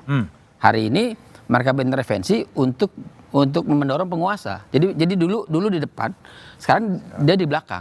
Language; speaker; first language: Indonesian; native; Indonesian